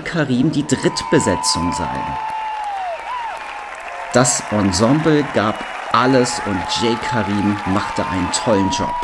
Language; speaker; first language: German; native; German